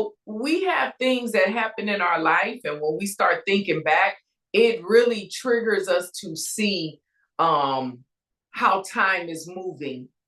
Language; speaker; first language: English; native; English